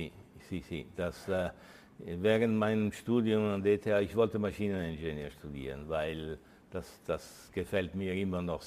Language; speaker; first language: German; early bilingual, heritage; Italian